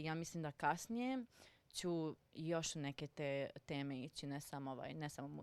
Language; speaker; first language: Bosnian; early bilingual, heritage; Serbian